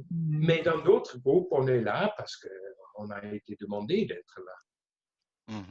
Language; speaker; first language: French; non-native, fluent; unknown